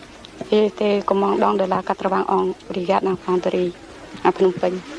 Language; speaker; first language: French; non-native, local second language; Khmer